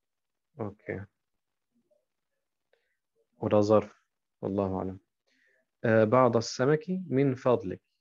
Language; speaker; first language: Arabic; non-native, fluent; German